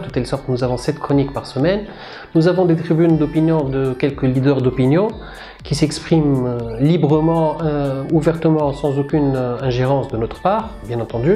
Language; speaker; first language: French; non-native, local second language; Arabic